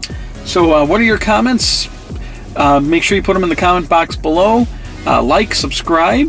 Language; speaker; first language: English; native; English